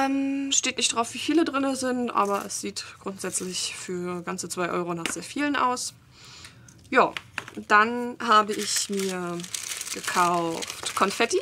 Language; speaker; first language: German; native; German